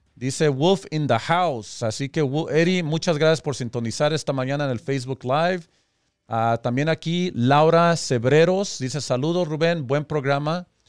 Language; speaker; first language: Spanish; early bilingual, heritage; Spanish